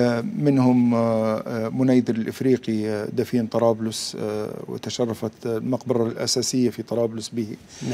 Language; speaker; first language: Arabic; native; Arabic